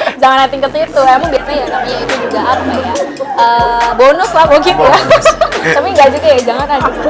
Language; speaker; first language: Indonesian; native; Indonesian